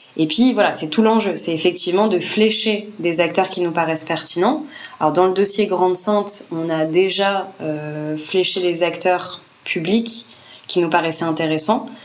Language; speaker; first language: French; native; French